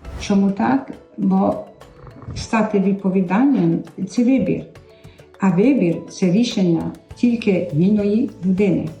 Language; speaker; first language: Ukrainian; early bilingual, heritage; Ukrainian